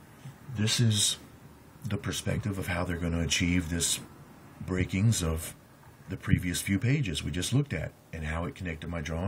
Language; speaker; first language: English; native; English